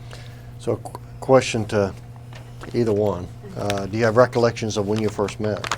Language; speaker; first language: English; native; English